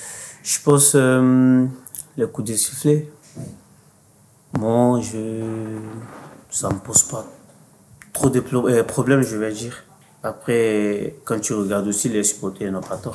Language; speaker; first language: French; non-native, fluent; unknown